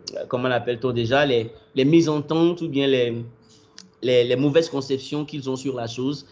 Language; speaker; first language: French; non-native, fluent; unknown